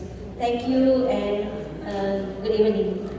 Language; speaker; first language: English; non-native, fluent; Indonesian